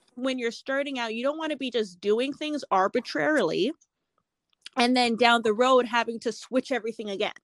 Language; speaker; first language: English; native; English